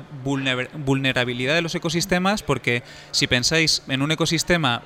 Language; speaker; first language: Spanish; native; Spanish